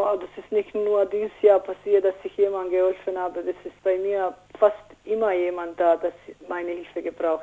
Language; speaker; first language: German; non-native, learner; Bosnian